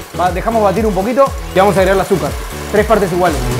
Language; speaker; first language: Spanish; native; Spanish